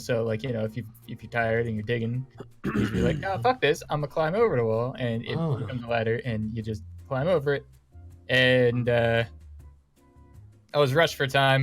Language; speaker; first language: English; native; English